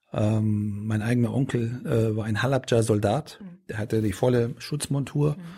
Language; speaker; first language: German; early bilingual, other home language; Persian